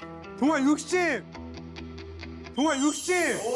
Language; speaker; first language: Korean; native; Korean